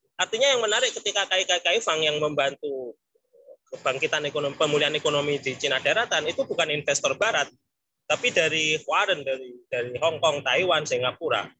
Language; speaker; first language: Indonesian; native; Indonesian